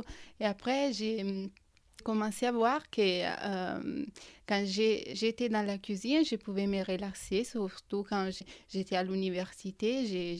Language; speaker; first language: French; non-native, fluent; Italian